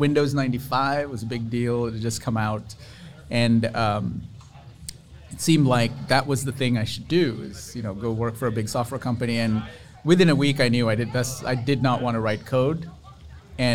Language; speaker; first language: English; non-native, local second language; Sinhala